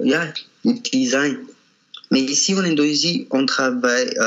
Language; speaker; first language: French; non-native, local second language; Malagasy